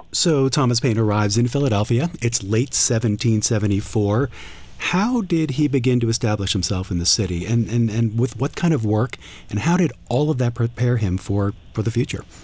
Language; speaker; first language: English; native; English